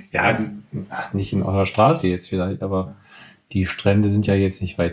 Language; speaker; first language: German; native; German